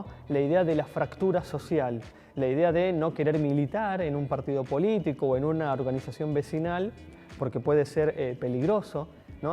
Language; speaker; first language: Spanish; native; Spanish